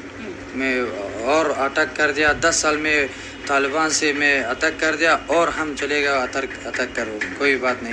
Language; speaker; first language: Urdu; non-native, learner; Persian